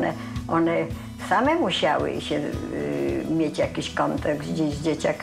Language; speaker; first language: Polish; native; Polish